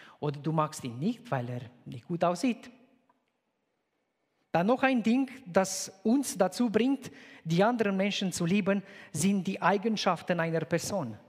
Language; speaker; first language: German; non-native, fluent; Romanian